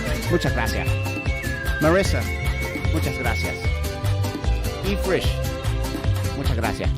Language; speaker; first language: Spanish; non-native, learner; English